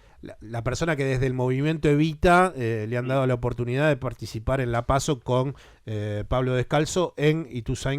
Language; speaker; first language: Spanish; native; Spanish